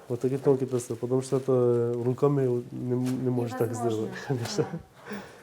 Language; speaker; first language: Russian; non-native, learner; Turkish